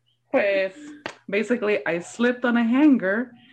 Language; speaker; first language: English; early bilingual, other home language; Spanish